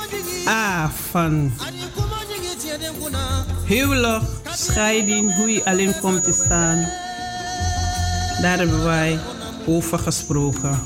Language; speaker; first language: Dutch; non-native, fluent; Mandingo